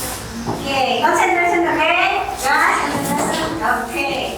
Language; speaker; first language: English; non-native, local second language; Indonesian